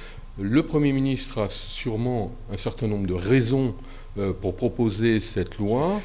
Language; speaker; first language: French; native; French